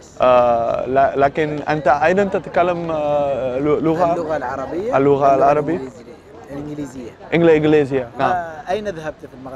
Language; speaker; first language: Arabic; non-native, learner; Dutch